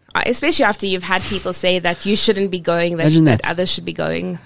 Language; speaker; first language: English; native; English